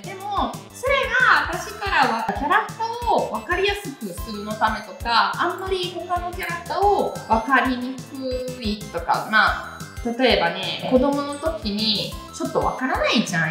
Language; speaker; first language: Japanese; non-native, fluent; Italian